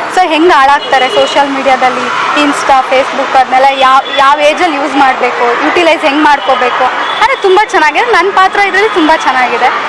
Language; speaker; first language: Kannada; native; Kannada